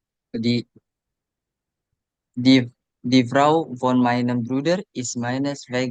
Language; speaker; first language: German; non-native, learner; Indonesian